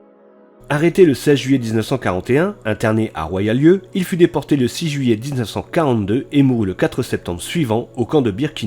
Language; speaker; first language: French; native; French